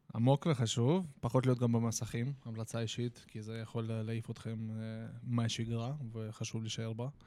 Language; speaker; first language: Hebrew; native; Hebrew